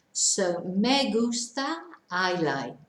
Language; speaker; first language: Spanish; non-native, fluent; English